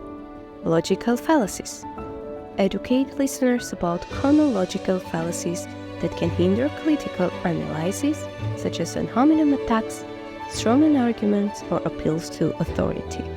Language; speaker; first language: English; non-native, fluent; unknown